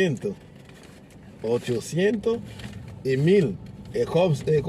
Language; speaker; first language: Spanish; non-native, fluent; Haitian Creole